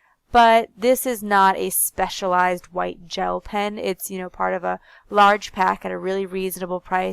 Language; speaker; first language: English; native; English